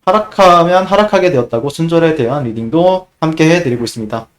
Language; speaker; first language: Korean; native; Korean